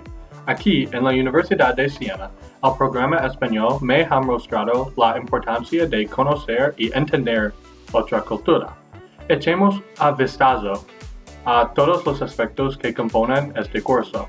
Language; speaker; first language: Spanish; non-native, learner; English